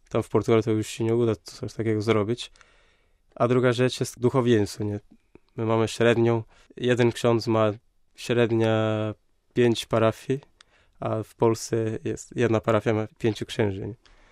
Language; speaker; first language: Polish; non-native, fluent; Portuguese